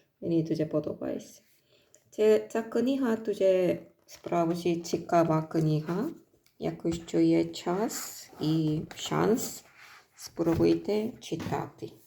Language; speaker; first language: Ukrainian; non-native, learner; Korean